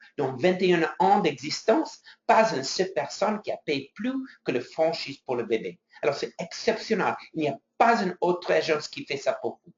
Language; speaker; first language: French; non-native, fluent; English